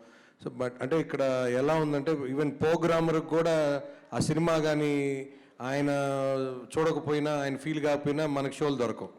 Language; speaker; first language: Telugu; native; Telugu